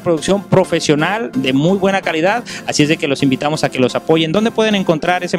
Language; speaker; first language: Spanish; native; Spanish